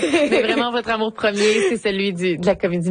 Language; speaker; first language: French; native; French